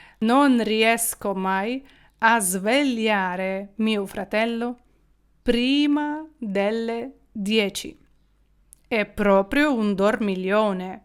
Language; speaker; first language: Italian; non-native, fluent; Ukrainian